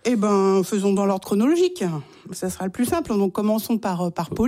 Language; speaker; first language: French; native; French